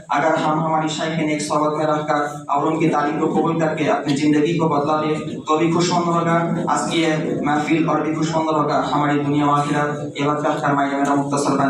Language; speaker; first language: Urdu; non-native, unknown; Bangla